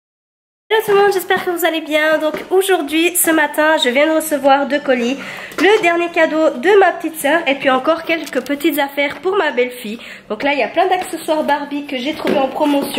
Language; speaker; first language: French; early bilingual, other home language; Portuguese